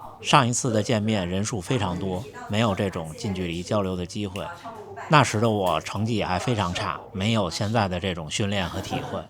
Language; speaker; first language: Chinese; native; Chinese